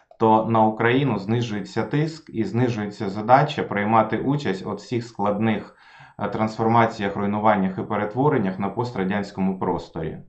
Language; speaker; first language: Ukrainian; non-native, local second language; Russian